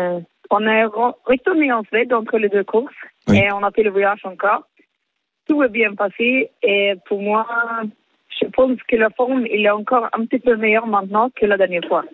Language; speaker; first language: French; non-native, learner; Swedish